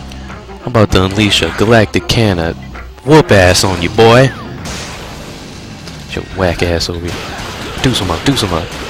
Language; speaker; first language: English; native; English